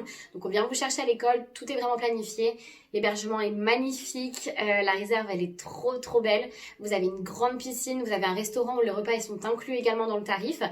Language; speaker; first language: French; native; French